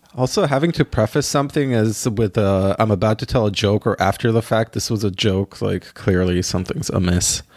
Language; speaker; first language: English; non-native, fluent; Hebrew